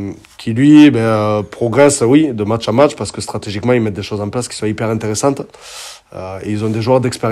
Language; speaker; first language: French; native; French